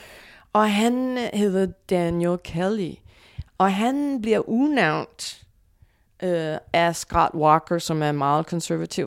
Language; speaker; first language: Danish; non-native, fluent; English